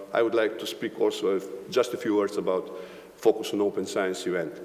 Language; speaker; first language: English; non-native, fluent; Slovenian